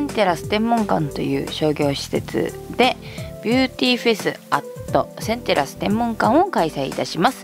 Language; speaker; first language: Japanese; native; Japanese